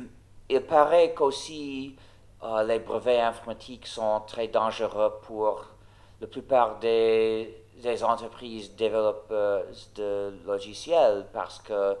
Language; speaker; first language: French; non-native, fluent; English